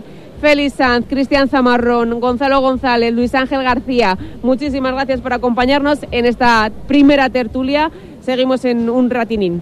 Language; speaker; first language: Spanish; native; Spanish